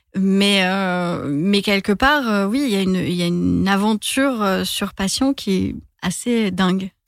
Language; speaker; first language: French; native; French